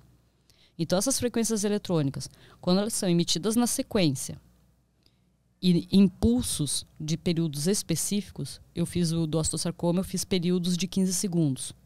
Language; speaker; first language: Portuguese; native; Portuguese